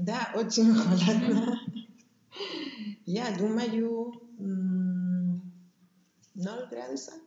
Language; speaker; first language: Russian; non-native, learner; German